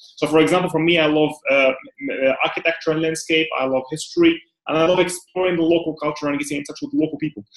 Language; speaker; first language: English; non-native, fluent; Arabic